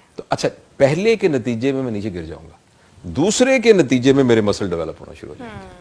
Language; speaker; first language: Urdu; non-native, local second language; Punjabi